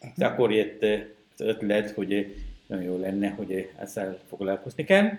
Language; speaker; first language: Hungarian; non-native, fluent; Sinhala